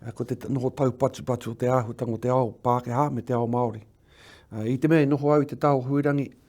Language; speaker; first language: Māori; non-native, local second language; English